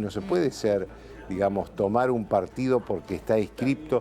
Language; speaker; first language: Spanish; native; Spanish